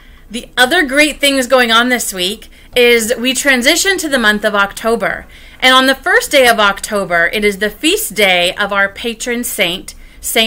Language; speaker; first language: English; native; English